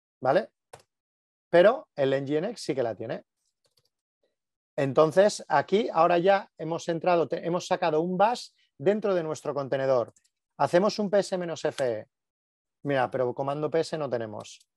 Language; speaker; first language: Spanish; native; Spanish